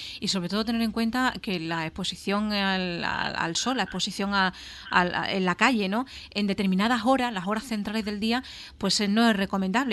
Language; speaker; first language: Spanish; native; Spanish